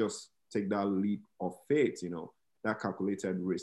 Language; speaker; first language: English; non-native, local second language; Yoruba